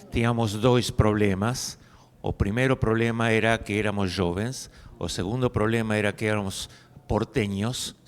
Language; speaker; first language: Portuguese; non-native, fluent; Spanish